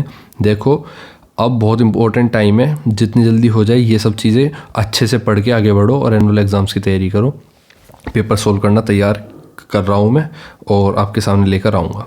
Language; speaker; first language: Hindi; native; Hindi